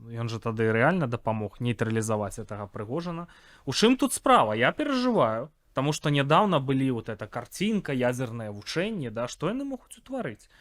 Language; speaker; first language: Belarusian; non-native, local second language; Russian